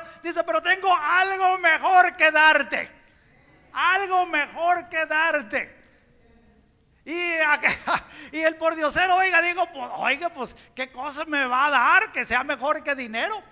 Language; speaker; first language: Spanish; native; Spanish